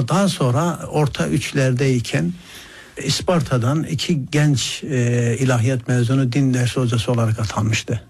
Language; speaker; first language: Turkish; native; Turkish